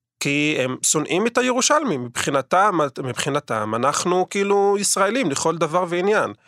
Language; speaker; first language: Hebrew; non-native, local second language; Arabic